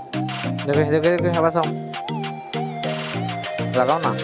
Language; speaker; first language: Hindi; non-native, local second language; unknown